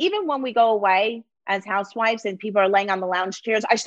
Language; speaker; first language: English; native; English